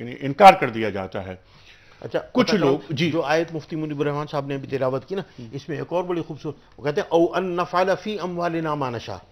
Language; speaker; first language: Urdu; native; Urdu